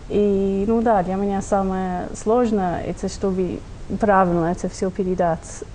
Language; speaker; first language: Russian; non-native, fluent; English